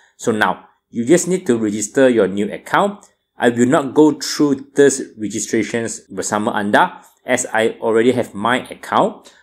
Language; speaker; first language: English; non-native, local second language; Chinese